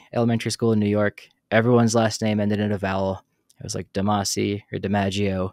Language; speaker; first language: English; native; English